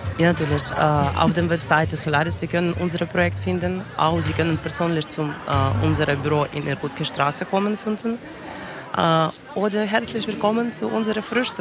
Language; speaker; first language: German; non-native, learner; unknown